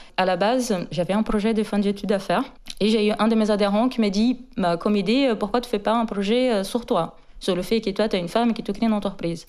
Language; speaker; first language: French; non-native, fluent; Portuguese